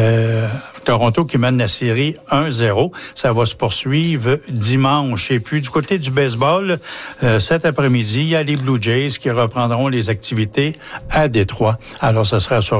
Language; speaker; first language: French; native; French